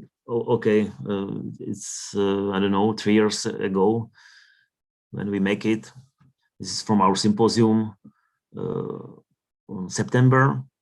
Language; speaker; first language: English; non-native, learner; Czech